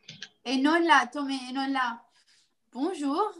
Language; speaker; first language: French; non-native, local second language; Arabic